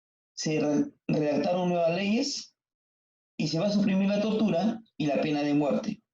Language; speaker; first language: Spanish; native; Spanish